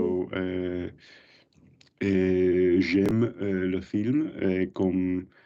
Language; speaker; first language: French; non-native, learner; English